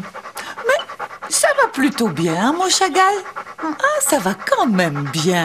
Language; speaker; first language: French; native; French